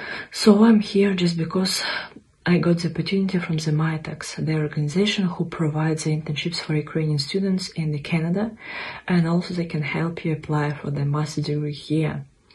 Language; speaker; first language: English; non-native, fluent; Ukrainian